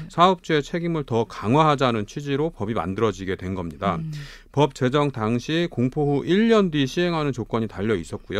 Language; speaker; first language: Korean; native; Korean